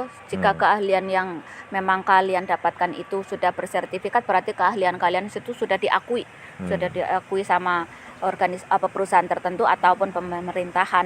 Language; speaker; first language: Indonesian; native; Indonesian